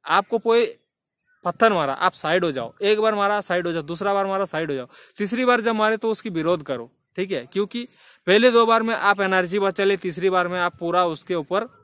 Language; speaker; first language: Hindi; non-native, local second language; Bangla